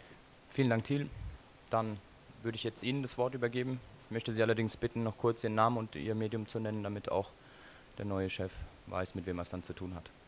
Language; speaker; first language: German; native; German